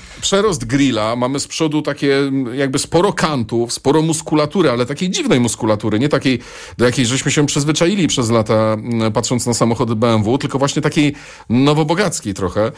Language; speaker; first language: Polish; native; Polish